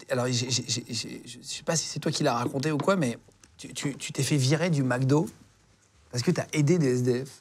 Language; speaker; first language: French; native; French